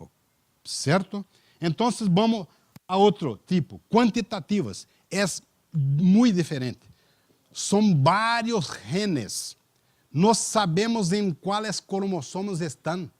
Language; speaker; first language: Spanish; non-native, learner; Portuguese